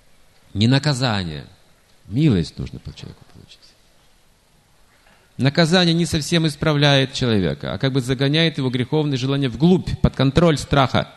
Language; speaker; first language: Russian; native; Russian